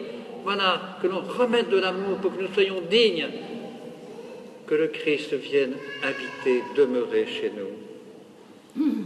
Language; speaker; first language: French; native; French